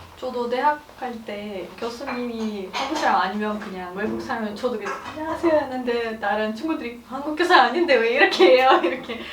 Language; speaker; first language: Korean; non-native, learner; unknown